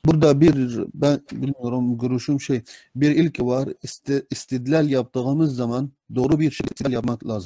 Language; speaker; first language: Turkish; non-native, learner; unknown